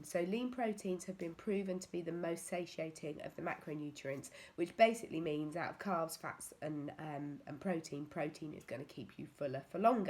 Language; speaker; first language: English; native; English